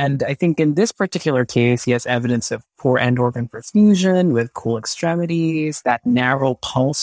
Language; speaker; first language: English; non-native, local second language; Filipino